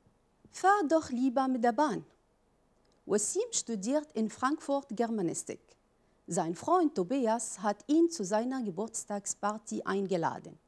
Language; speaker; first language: German; non-native, fluent; Arabic